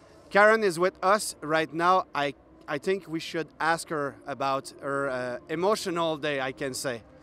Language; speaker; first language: English; non-native, fluent; French